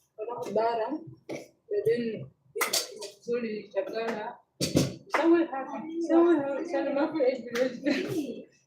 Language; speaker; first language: Arabic; non-native, learner; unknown